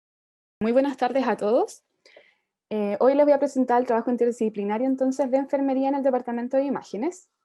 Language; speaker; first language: Spanish; native; Spanish